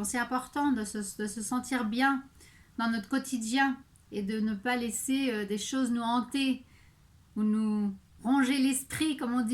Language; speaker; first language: French; native; French